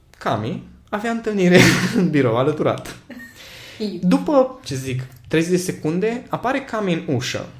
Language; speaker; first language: Romanian; non-native, local second language; Hungarian